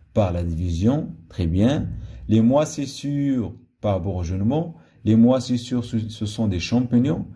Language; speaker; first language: French; non-native, local second language; Arabic